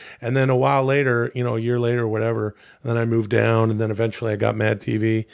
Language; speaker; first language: English; native; English